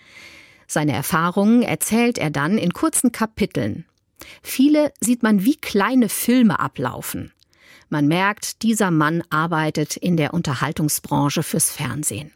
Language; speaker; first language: German; native; German